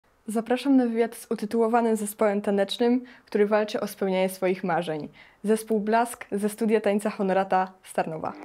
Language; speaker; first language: Polish; native; Polish